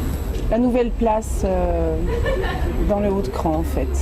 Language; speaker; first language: French; native; French